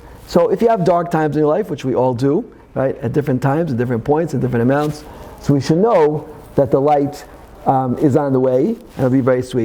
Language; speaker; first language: English; native; English